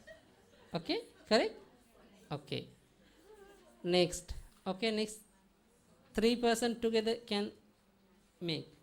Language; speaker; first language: English; non-native, learner; Sinhala